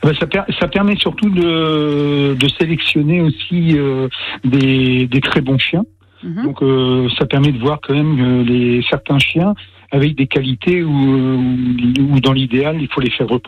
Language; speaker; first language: French; native; French